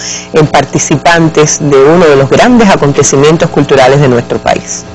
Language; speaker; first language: Spanish; native; Spanish